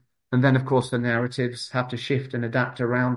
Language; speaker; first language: English; native; English